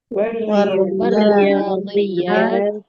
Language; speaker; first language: Arabic; non-native, learner; Indonesian